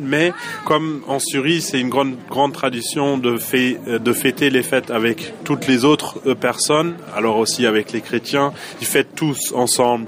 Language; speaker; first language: French; non-native, fluent; German